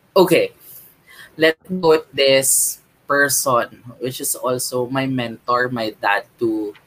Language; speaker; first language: English; non-native, local second language; Filipino